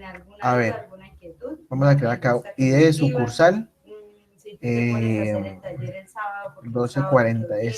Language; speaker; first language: Spanish; native; Spanish